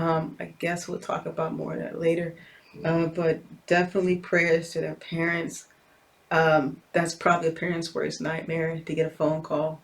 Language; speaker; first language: English; native; English